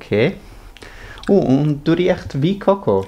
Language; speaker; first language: German; non-native, learner; Italian